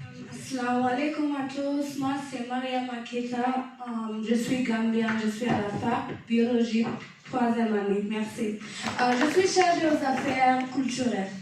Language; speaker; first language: French; non-native, fluent; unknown